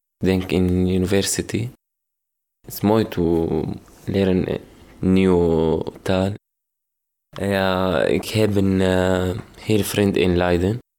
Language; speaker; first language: Dutch; non-native, learner; Arabic